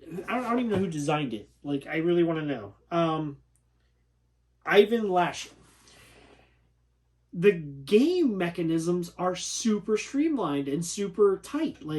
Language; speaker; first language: English; native; English